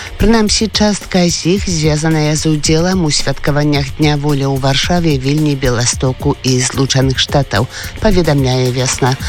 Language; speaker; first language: Belarusian; native; Belarusian